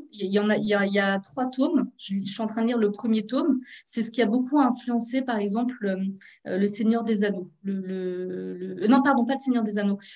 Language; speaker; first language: French; early bilingual, other home language; Turkish